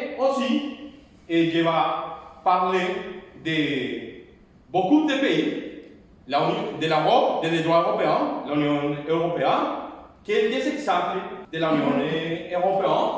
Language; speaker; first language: French; non-native, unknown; Spanish